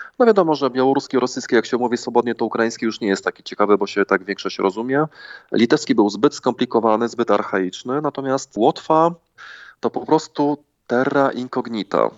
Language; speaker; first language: Polish; native; Polish